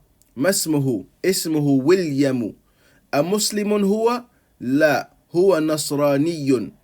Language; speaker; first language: Arabic; non-native, fluent; English